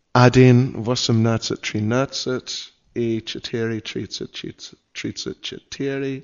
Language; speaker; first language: Russian; non-native, learner; English